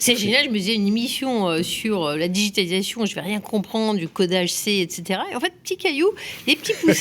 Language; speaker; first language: French; native; French